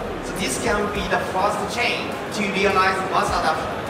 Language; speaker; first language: English; non-native, fluent; Japanese